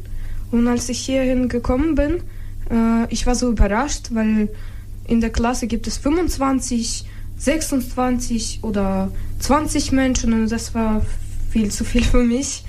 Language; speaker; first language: German; non-native, fluent; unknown